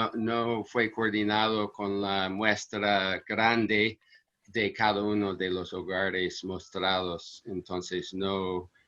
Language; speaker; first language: Spanish; non-native, fluent; English